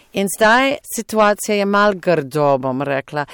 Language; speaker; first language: Slovenian; non-native, fluent; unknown